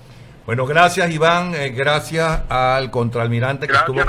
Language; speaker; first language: Spanish; native; Spanish